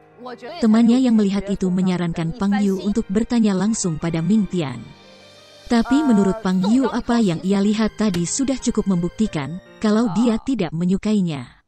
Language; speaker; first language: Indonesian; native; Indonesian